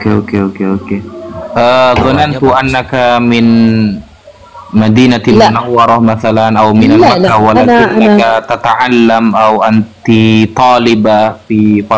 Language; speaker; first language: Arabic; non-native, learner; Indonesian